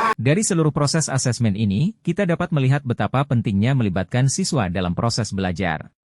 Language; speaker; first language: Indonesian; native; Indonesian